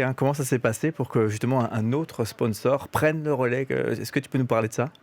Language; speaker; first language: French; native; French